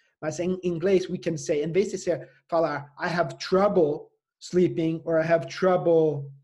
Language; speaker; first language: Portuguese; non-native, fluent; English